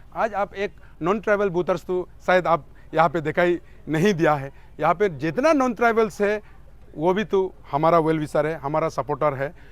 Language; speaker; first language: Hindi; non-native, local second language; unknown